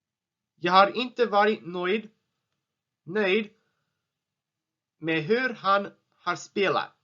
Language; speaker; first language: Swedish; non-native, learner; English